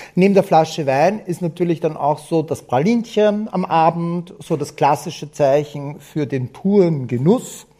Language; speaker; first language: German; native; German